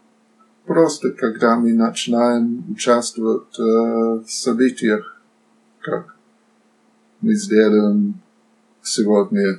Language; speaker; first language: Russian; non-native, fluent; Slovak